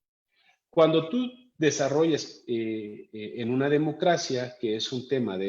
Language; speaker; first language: Spanish; native; Spanish